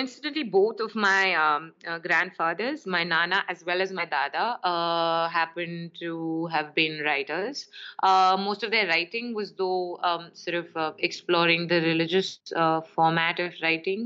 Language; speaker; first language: English; non-native, local second language; Urdu